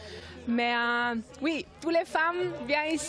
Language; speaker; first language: French; non-native, local second language; German